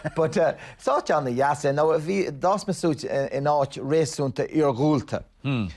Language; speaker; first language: Irish; non-native, local second language; English